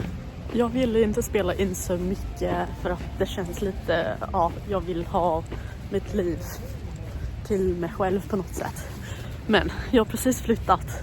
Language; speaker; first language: Swedish; non-native, fluent; English